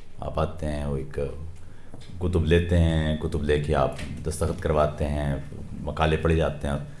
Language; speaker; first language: Urdu; native; Urdu